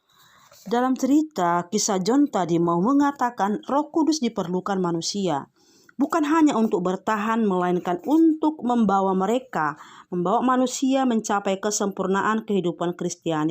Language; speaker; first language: Indonesian; native; Indonesian